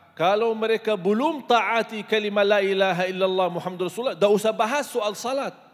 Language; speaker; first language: Malay; non-native, fluent; Arabic